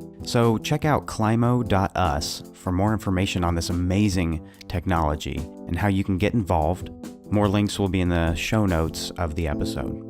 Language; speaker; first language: English; native; English